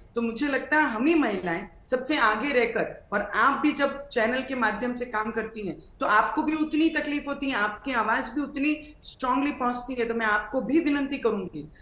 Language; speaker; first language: Hindi; non-native, local second language; Marathi